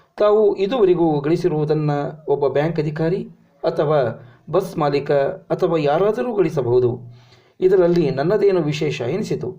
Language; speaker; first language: Kannada; native; Kannada